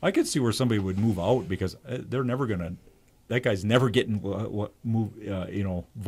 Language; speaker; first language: English; native; English